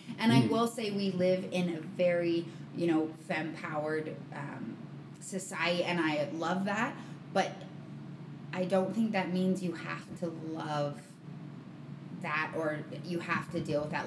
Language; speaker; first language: English; native; English